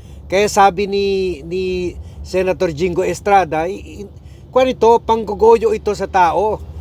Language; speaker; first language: Filipino; native; Filipino